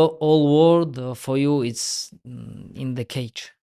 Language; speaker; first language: English; non-native, learner; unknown